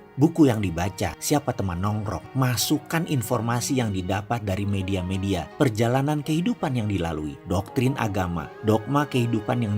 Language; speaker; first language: Indonesian; native; Indonesian